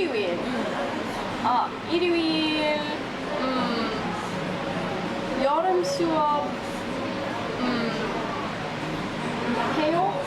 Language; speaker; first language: Korean; non-native, learner; English